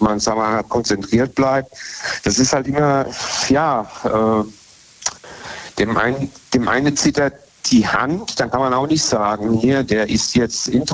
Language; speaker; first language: German; native; German